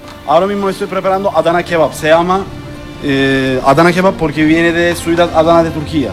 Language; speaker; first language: Spanish; non-native, learner; Turkish